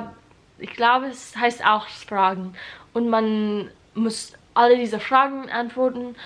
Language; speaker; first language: German; non-native, learner; English